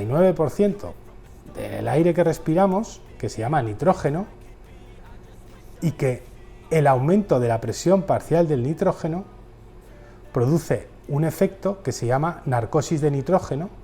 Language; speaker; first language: Spanish; native; Spanish